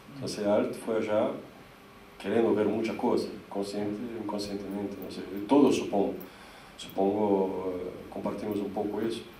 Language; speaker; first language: Spanish; non-native, fluent; Portuguese